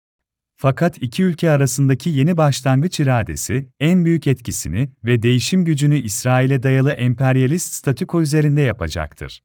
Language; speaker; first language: Turkish; native; Turkish